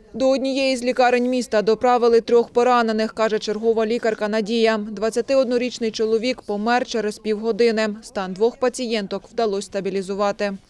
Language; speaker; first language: Ukrainian; native; Ukrainian